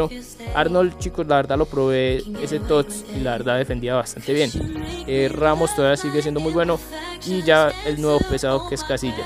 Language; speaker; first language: Spanish; native; Spanish